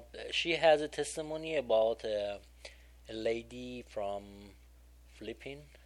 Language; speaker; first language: English; non-native, learner; Persian